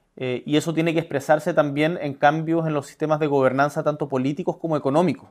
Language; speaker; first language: Spanish; native; Spanish